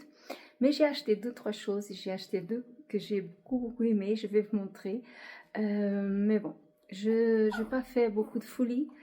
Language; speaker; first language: French; non-native, fluent; Portuguese